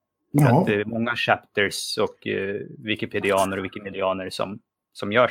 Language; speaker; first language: Swedish; native; Swedish